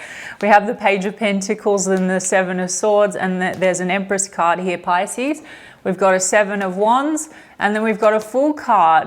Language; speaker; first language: English; native; English